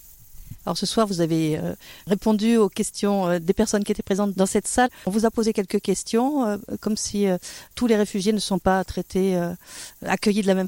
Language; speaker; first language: French; non-native, learner; Spanish